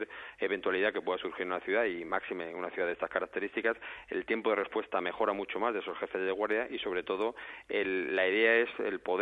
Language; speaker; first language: Spanish; native; Spanish